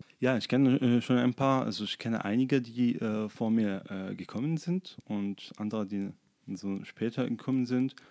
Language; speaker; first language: German; non-native, fluent; Arabic